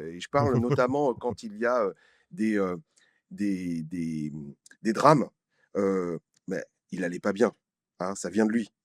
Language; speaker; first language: French; native; French